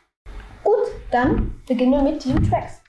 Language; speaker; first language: German; native; German